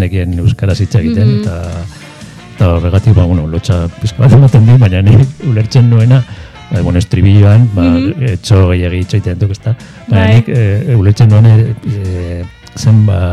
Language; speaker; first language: Basque; non-native, local second language; Spanish